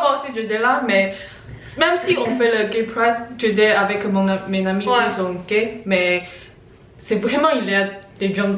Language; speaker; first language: French; non-native, learner; Chinese